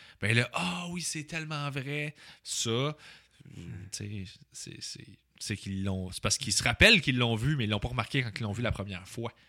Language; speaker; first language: French; native; French